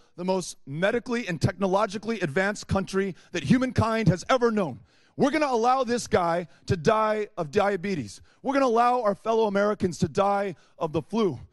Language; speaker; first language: English; native; English